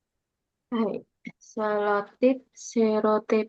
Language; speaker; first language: Japanese; non-native, learner; Indonesian